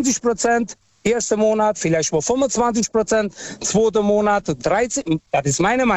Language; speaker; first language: German; early bilingual, other home language; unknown